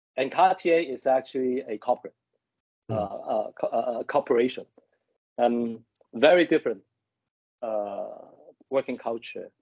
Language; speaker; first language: English; non-native, local second language; Cantonese